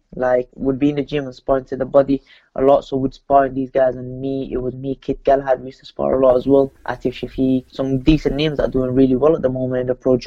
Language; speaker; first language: English; native; English